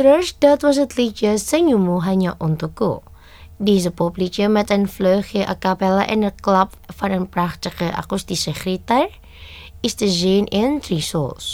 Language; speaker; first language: Dutch; non-native, fluent; Indonesian